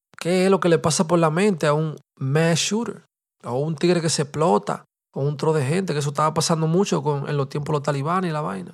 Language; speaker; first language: Spanish; early bilingual, heritage; Spanish